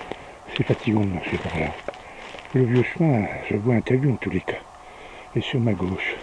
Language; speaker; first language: French; native; French